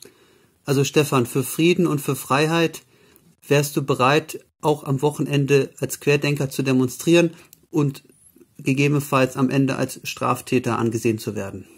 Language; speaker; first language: German; native; German